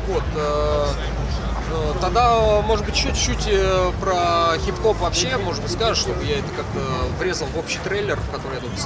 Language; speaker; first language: Russian; native; Russian